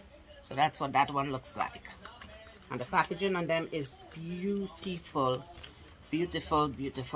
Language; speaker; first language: English; native; English